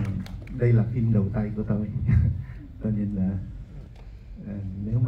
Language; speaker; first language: Vietnamese; early bilingual, heritage; Vietnamese